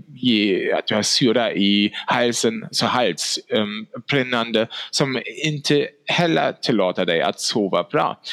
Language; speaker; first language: Swedish; non-native, fluent; German